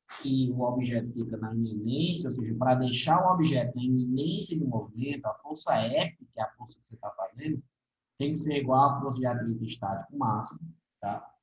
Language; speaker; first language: Portuguese; native; Portuguese